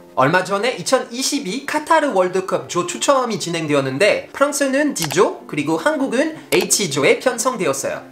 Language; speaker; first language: Korean; non-native, fluent; French